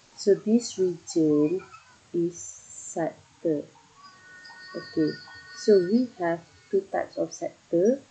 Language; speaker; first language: English; non-native, local second language; Malay